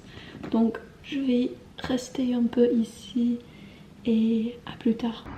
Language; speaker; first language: French; non-native, learner; English